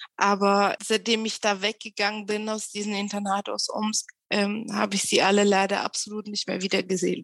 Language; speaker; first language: German; early bilingual, other home language; Russian